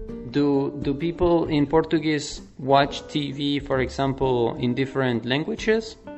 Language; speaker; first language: English; non-native, fluent; Spanish